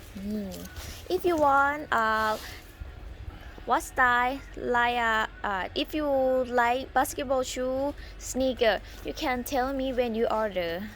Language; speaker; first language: English; non-native, learner; Thai